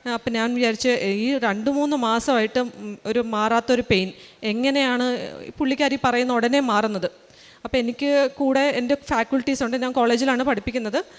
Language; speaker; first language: Malayalam; early bilingual, heritage; Malayalam